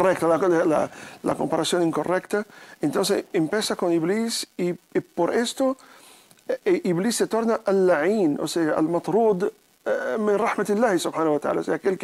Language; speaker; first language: Spanish; non-native, fluent; Arabic